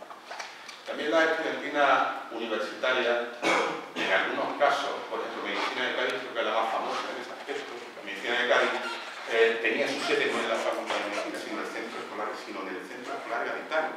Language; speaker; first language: Spanish; native; Spanish